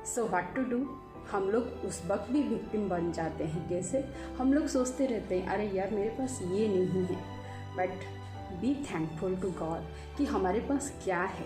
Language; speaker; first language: Hindi; non-native, local second language; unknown